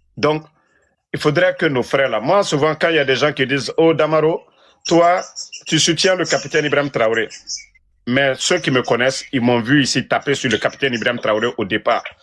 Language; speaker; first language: French; non-native, local second language; Mandingo